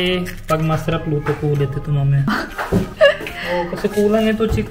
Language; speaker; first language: Filipino; non-native, learner; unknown